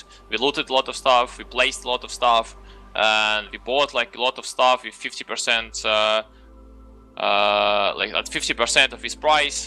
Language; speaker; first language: English; non-native, fluent; Russian